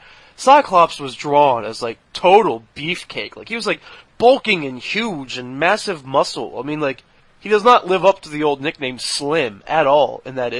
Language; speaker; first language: English; native; English